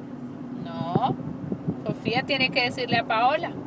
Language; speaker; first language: Spanish; native; Spanish